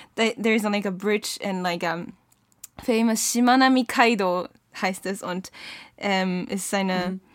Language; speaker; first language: German; non-native, learner; Japanese